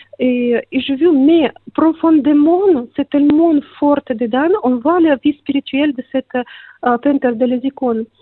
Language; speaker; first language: French; non-native, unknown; Russian